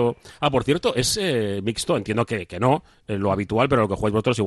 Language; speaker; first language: Spanish; native; Spanish